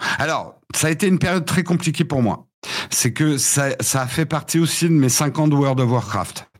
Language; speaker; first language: French; early bilingual, other home language; English